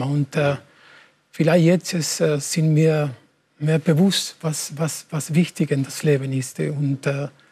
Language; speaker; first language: German; non-native, learner; Spanish